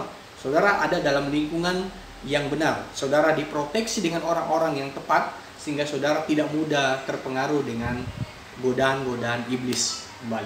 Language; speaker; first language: Indonesian; native; Indonesian